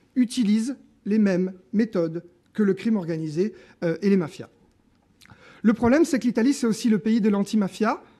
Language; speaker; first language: French; native; French